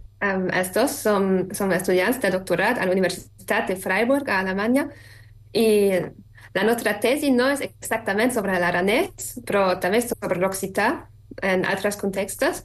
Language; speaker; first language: Catalan; non-native, fluent; German